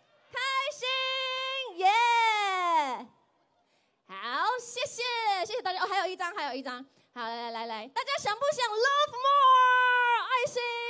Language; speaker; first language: Chinese; native; Chinese